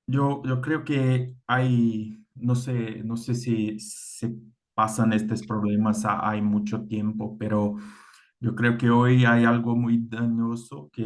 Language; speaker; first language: Spanish; non-native, fluent; Portuguese